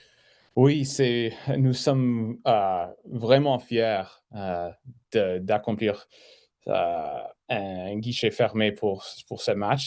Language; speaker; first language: French; non-native, fluent; English